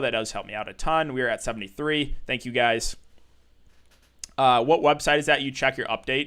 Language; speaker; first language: English; native; English